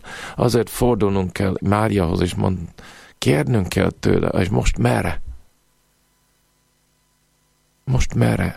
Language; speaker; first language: Hungarian; non-native, fluent; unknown